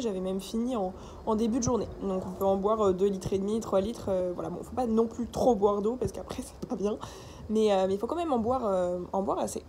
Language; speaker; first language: French; native; French